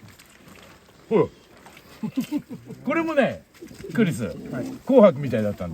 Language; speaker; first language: Japanese; native; Japanese